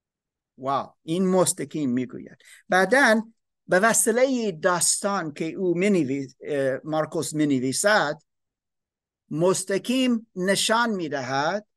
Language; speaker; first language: Persian; non-native, learner; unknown